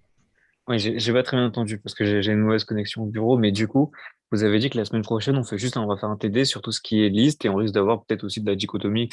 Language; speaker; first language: French; native; French